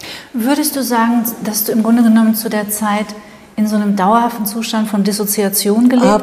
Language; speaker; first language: German; native; German